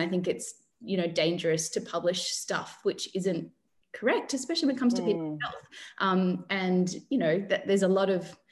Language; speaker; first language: English; native; English